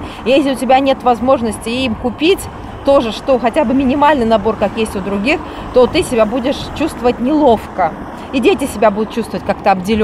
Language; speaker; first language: Russian; native; Russian